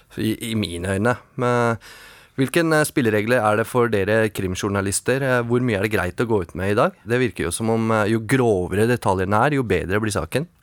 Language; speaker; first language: Norwegian; native; Norwegian